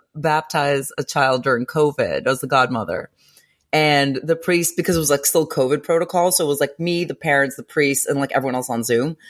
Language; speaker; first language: English; early bilingual, other home language; Greek